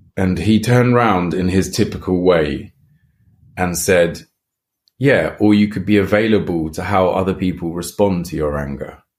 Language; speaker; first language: English; native; English